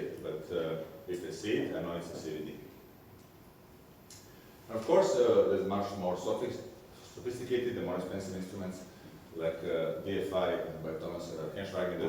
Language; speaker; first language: English; non-native, fluent; Serbian